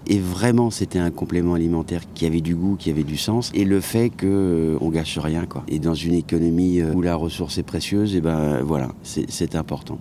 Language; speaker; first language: French; native; French